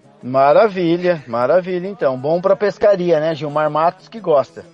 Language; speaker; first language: Portuguese; native; Portuguese